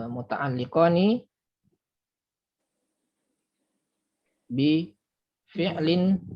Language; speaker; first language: Arabic; non-native, fluent; Indonesian